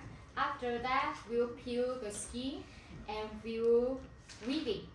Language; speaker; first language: English; non-native, learner; Hmong